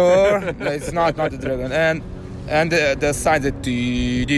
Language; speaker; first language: English; non-native, learner; Hungarian